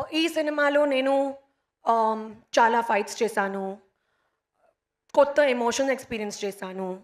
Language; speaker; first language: Telugu; non-native, learner; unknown